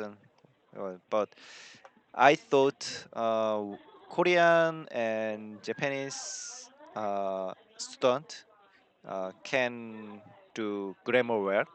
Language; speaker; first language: English; non-native, learner; Korean